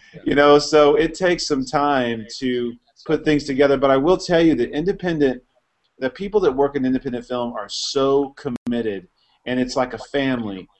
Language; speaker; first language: English; native; English